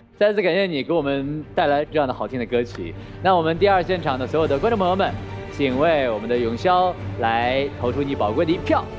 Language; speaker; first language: Chinese; native; Chinese